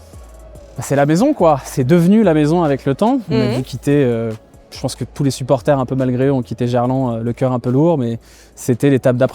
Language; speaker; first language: French; native; French